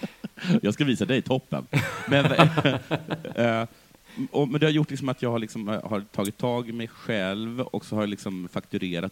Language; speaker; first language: Swedish; native; Swedish